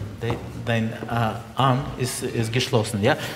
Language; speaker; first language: German; non-native, fluent; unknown